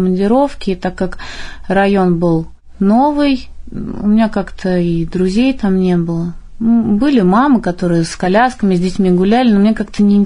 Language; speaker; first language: Russian; native; Russian